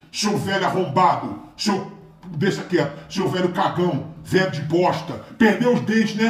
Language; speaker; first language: Portuguese; native; Portuguese